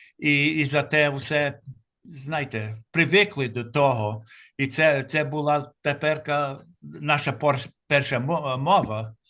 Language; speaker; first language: Ukrainian; early bilingual, heritage; Ukrainian